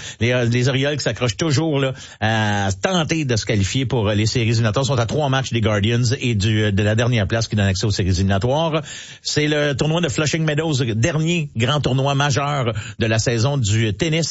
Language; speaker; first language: French; native; French